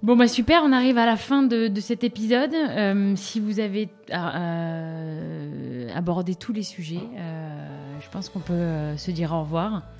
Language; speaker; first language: French; native; French